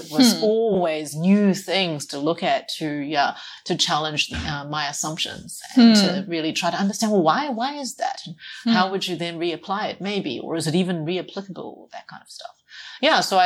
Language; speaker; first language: English; native; English